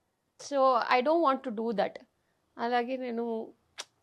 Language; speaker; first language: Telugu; non-native, fluent; Tamil